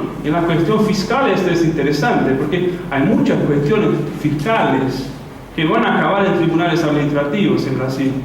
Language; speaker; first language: Spanish; non-native, fluent; Portuguese